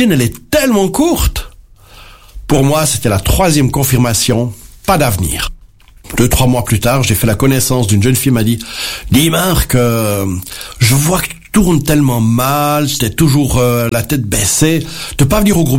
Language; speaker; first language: French; native; French